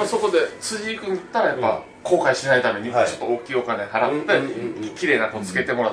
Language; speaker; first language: Japanese; native; Japanese